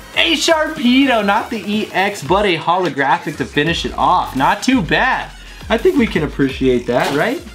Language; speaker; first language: English; native; English